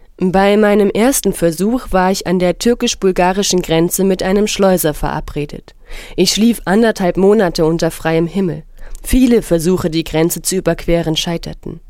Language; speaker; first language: German; non-native, fluent; Arabic